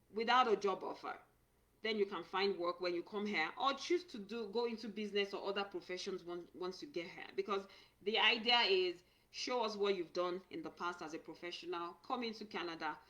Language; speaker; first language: English; non-native, local second language; Yoruba